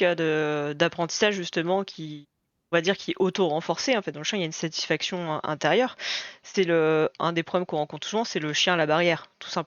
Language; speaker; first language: French; native; French